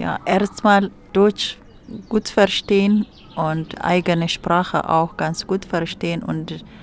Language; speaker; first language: German; non-native, fluent; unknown